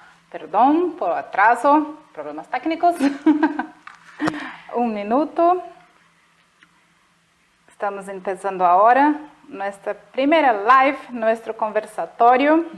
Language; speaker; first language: Spanish; non-native, fluent; Portuguese